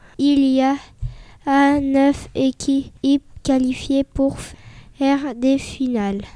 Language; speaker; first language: French; non-native, learner; Spanish